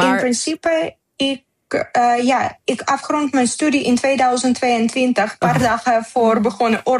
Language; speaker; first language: Dutch; non-native, learner; Ukrainian